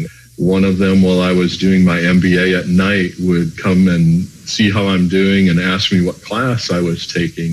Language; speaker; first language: English; native; English